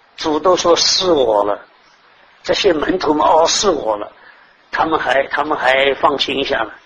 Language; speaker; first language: Chinese; early bilingual, heritage; Chinese